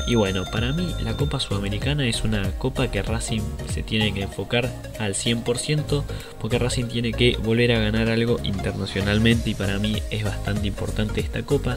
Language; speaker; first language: Spanish; native; Spanish